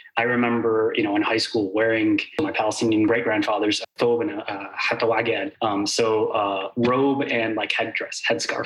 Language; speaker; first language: English; early bilingual, other home language; Arabic